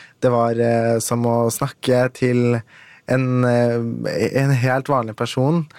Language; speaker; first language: Norwegian; early bilingual, other home language; Persian